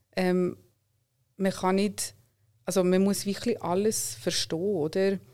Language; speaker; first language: German; early bilingual, other home language; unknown